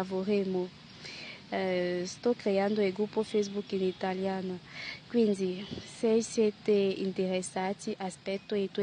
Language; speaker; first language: Italian; non-native, learner; French